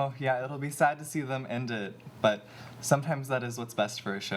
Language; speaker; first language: English; native; English